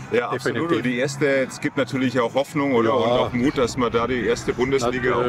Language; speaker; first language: German; native; German